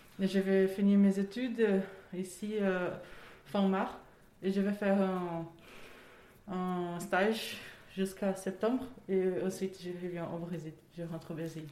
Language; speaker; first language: French; non-native, learner; Portuguese